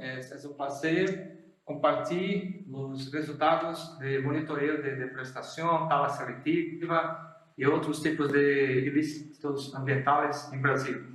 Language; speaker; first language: Spanish; non-native, fluent; Portuguese